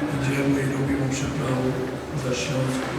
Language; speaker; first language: Polish; non-native, learner; Serbian